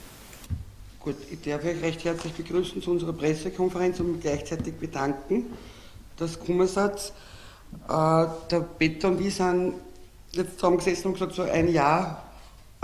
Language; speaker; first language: German; native; German